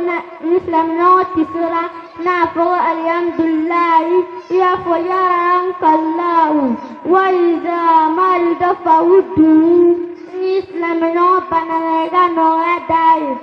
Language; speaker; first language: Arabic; non-native, learner; Bambara